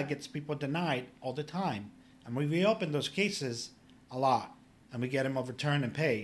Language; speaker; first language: English; non-native, fluent; Polish